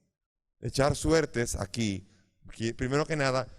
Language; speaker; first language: Spanish; native; Spanish